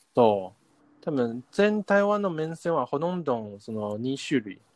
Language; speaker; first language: Japanese; non-native, learner; Chinese